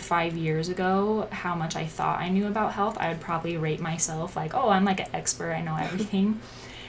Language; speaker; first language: English; native; English